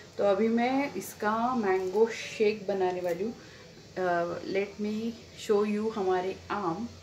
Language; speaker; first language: Hindi; non-native, local second language; Marathi